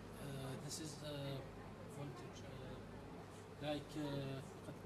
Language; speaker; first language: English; non-native, learner; Arabic